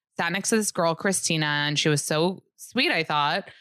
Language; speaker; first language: English; early bilingual, other home language; Hebrew